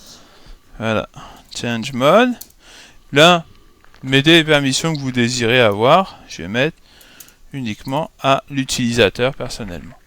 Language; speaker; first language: French; native; French